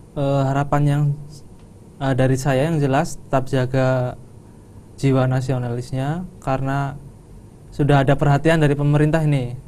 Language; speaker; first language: Indonesian; non-native, local second language; Javanese